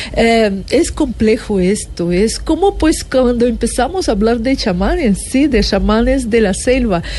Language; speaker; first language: Spanish; non-native, fluent; Russian